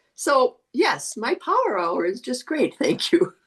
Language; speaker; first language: English; native; English